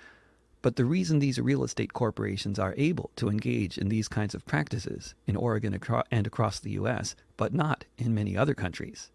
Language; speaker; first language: English; native; English